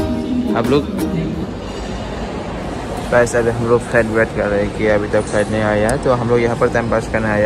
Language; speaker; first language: Hindi; non-native, local second language; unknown